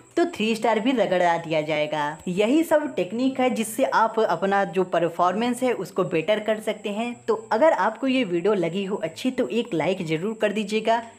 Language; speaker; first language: Hindi; native; Hindi